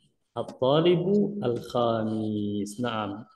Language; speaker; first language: Arabic; non-native, fluent; Indonesian